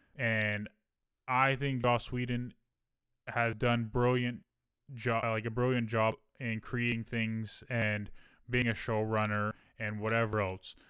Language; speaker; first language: English; native; English